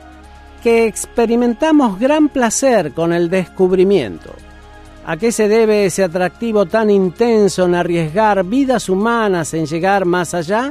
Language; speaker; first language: Spanish; native; Spanish